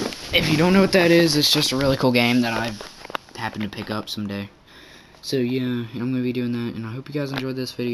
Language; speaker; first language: English; native; English